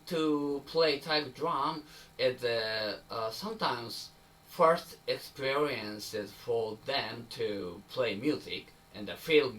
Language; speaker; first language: English; non-native, learner; Japanese